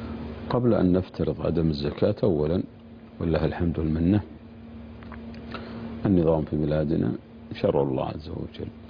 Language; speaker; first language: Arabic; native; Arabic